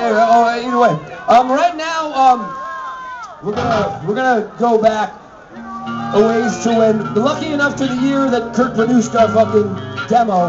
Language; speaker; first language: English; native; English